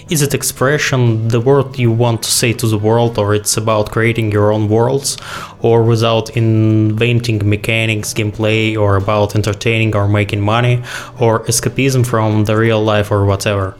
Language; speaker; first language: English; non-native, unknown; Russian